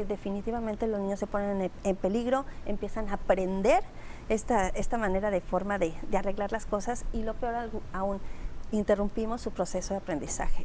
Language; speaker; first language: Spanish; native; Spanish